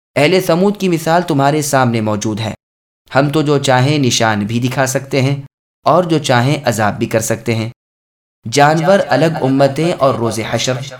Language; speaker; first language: Urdu; native; Urdu